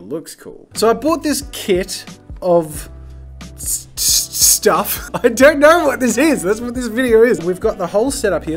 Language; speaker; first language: English; native; English